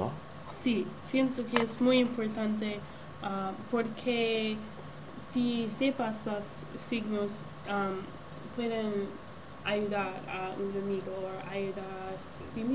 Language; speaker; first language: Spanish; non-native, learner; English